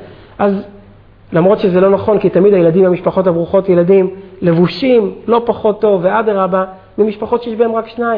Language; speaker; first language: Hebrew; native; Hebrew